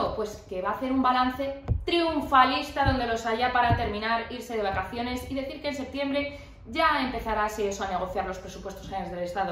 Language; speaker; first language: Spanish; native; Spanish